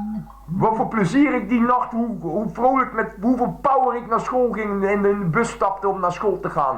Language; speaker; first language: Dutch; native; Dutch